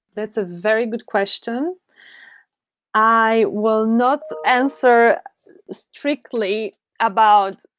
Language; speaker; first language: English; non-native, fluent; Polish